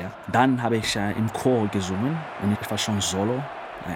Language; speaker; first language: German; non-native, learner; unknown